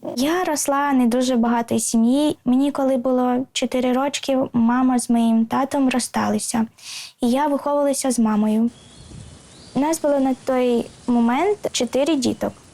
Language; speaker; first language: Ukrainian; non-native, local second language; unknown